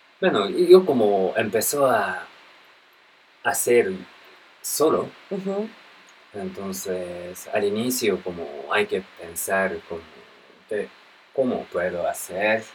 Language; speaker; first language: Spanish; non-native, learner; Japanese